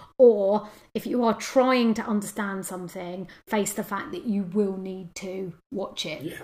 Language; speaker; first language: English; native; English